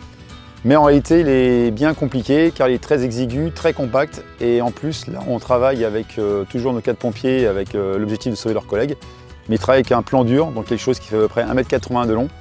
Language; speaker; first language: French; native; French